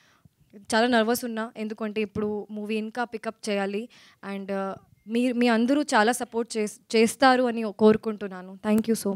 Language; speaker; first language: Telugu; non-native, learner; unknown